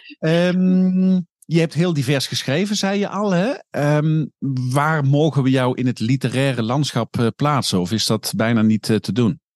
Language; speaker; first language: Dutch; native; Dutch